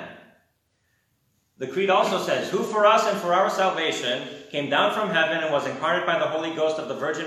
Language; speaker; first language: English; native; English